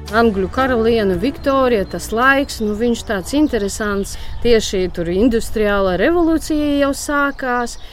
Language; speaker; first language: Latvian; non-native, local second language; Russian